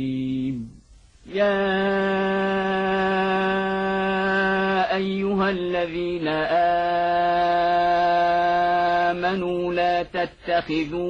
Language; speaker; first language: Arabic; native; Arabic